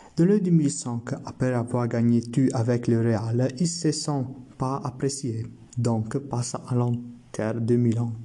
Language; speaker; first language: French; non-native, learner; Italian